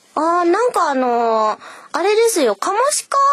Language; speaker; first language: Japanese; native; Japanese